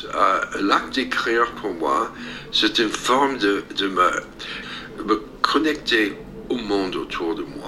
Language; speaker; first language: French; non-native, fluent; English